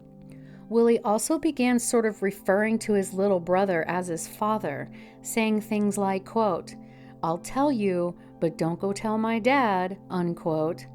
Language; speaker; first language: English; native; English